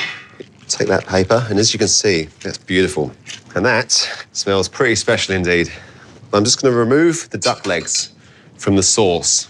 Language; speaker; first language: English; native; English